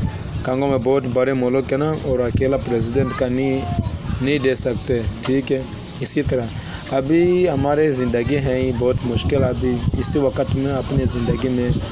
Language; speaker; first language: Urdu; non-native, learner; Swahili